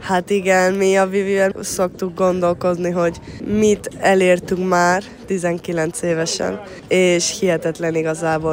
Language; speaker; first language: Hungarian; early bilingual, other home language; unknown